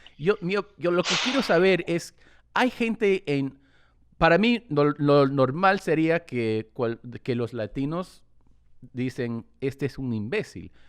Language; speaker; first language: Spanish; early bilingual, heritage; Spanish